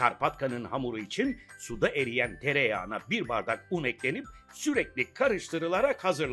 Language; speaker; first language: Turkish; native; Turkish